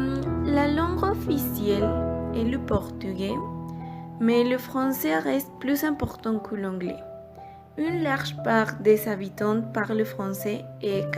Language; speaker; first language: French; non-native, learner; Portuguese